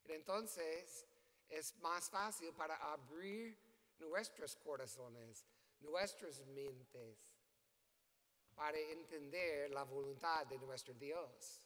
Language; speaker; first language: Spanish; non-native, learner; English